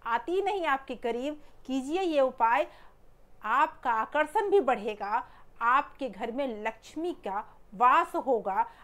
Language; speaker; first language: Hindi; native; Hindi